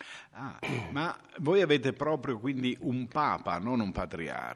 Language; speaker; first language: Italian; native; Italian